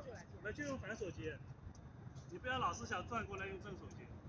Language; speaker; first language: Chinese; native; Chinese